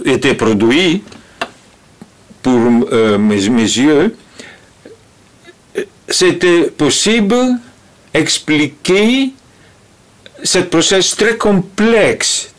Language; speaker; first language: French; non-native, learner; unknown